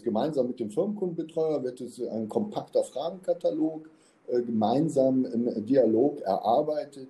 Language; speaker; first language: German; native; German